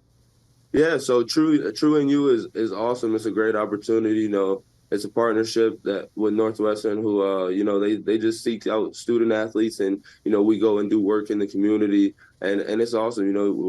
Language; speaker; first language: English; native; English